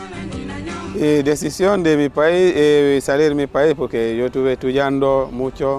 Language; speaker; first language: Spanish; non-native, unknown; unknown